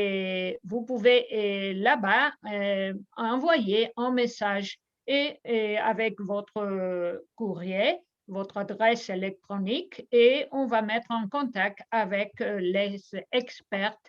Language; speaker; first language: French; non-native, fluent; Spanish